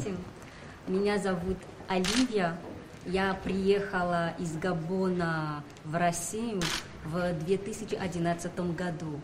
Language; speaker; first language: Russian; non-native, fluent; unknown